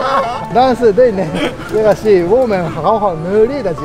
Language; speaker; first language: Chinese; non-native, fluent; Japanese